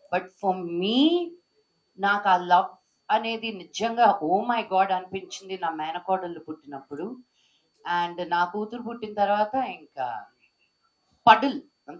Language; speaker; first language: Telugu; native; Telugu